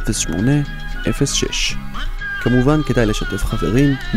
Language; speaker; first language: Hebrew; native; Hebrew